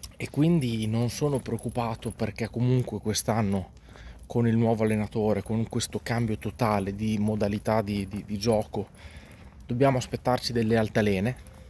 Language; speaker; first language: Italian; native; Italian